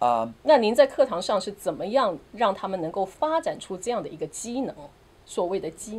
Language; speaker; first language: Chinese; native; Chinese